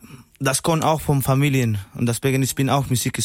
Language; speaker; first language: German; non-native, learner; Spanish